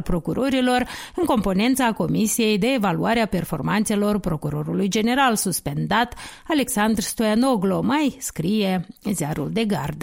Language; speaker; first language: Romanian; native; Romanian